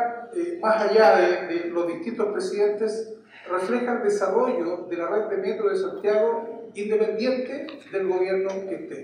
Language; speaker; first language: Spanish; native; Spanish